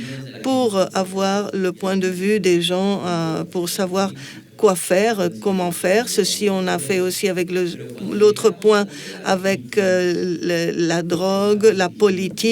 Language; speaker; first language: French; non-native, fluent; Spanish